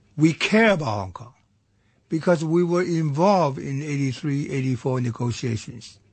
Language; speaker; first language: English; non-native, fluent; Chinese